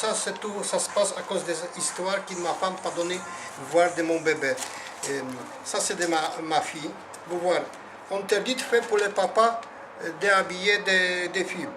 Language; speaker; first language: French; non-native, learner; Polish